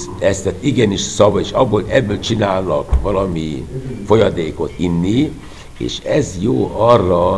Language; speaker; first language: Hungarian; non-native, fluent; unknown